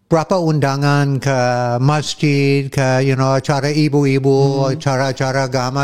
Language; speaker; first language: Indonesian; non-native, fluent; English